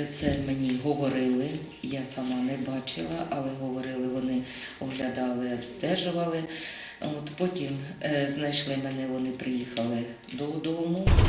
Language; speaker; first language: Ukrainian; native; Ukrainian